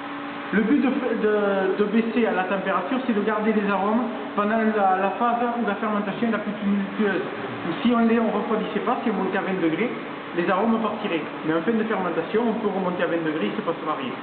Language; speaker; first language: French; native; French